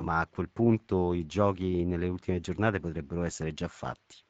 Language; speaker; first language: Italian; native; Italian